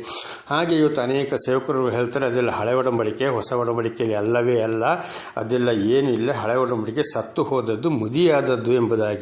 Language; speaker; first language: Kannada; native; Kannada